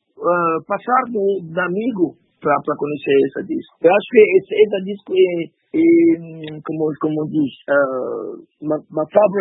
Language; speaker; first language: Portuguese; non-native, learner; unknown